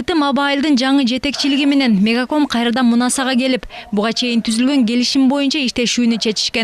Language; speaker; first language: Kyrgyz; native; Kyrgyz